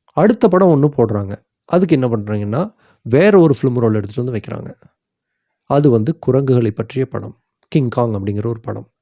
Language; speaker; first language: Tamil; native; Tamil